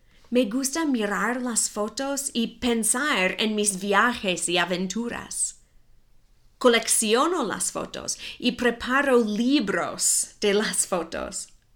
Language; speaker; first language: Spanish; non-native, fluent; English